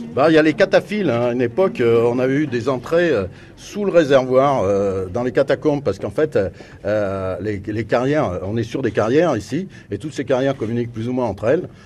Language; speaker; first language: French; native; French